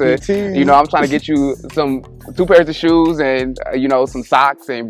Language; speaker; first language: English; native; English